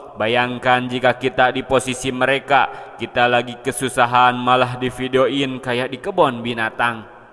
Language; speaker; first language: Indonesian; non-native, local second language; Sundanese